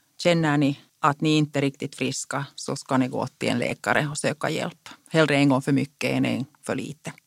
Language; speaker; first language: Swedish; non-native, local second language; Finnish